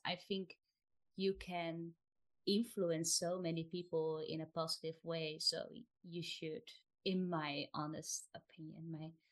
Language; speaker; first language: English; non-native, fluent; Dutch